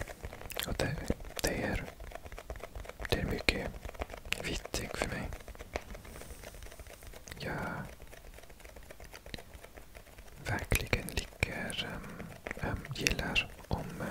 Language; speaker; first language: Swedish; non-native, learner; English